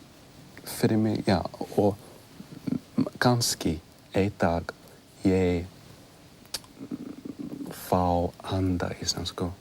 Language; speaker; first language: Icelandic; non-native, learner; English